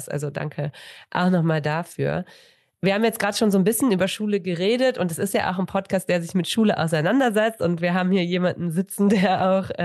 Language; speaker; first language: German; native; German